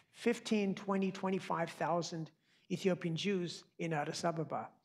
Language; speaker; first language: English; native; English